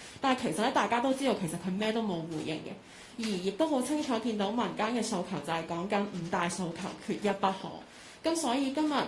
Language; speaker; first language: Cantonese; native; Cantonese